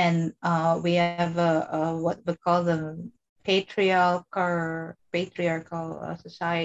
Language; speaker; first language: English; non-native, local second language; Iloko